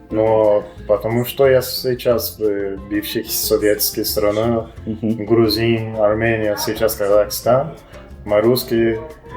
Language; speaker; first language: Russian; non-native, learner; Portuguese